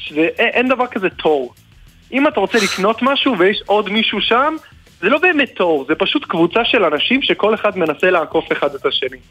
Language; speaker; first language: Hebrew; non-native, fluent; English